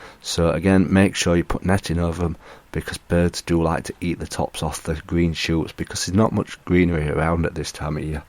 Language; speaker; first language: English; native; English